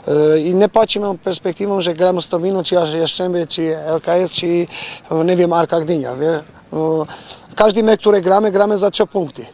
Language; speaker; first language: Polish; non-native, fluent; Albanian